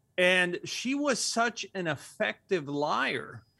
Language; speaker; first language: English; early bilingual, other home language; Spanish